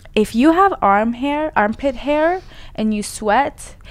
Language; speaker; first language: English; non-native, fluent; Persian